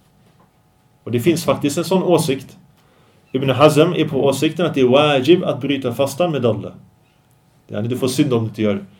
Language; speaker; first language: Swedish; early bilingual, other home language; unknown